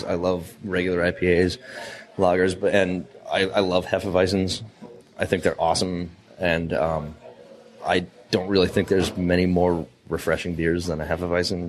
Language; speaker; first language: English; native; English